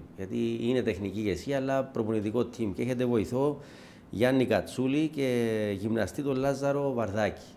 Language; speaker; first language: Greek; native; Greek